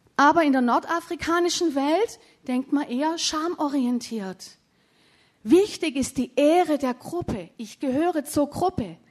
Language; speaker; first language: German; native; German